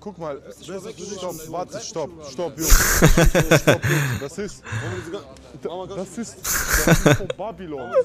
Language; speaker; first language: German; early bilingual, other home language; Russian